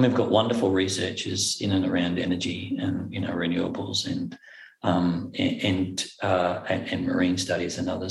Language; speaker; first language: English; native; English